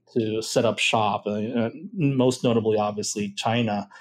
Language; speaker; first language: English; native; English